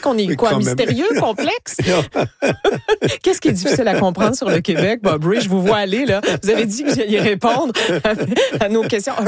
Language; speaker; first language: French; native; French